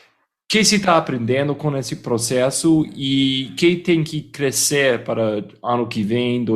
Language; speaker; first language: Portuguese; non-native, fluent; English